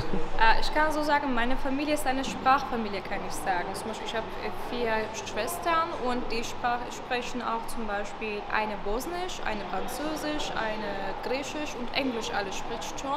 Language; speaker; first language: German; non-native, fluent; Turkish